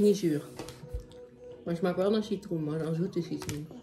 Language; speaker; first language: Dutch; native; Dutch